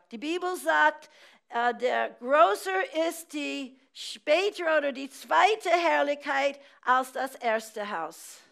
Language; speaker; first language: German; non-native, fluent; English